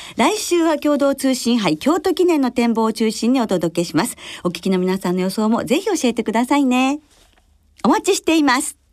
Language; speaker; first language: Japanese; native; Japanese